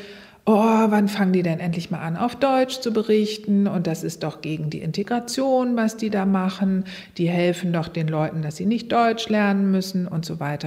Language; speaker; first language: German; native; German